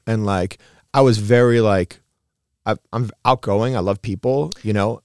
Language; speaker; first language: English; early bilingual, other home language; Spanish